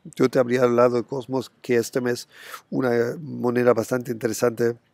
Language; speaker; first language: Spanish; non-native, fluent; German